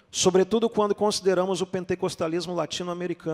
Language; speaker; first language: Portuguese; native; Portuguese